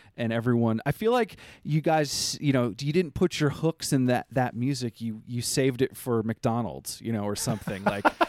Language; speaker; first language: English; native; English